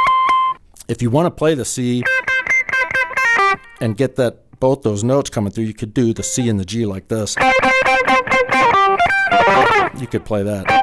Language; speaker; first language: English; native; English